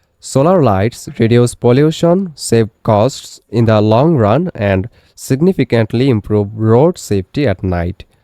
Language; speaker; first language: English; non-native, local second language; Bangla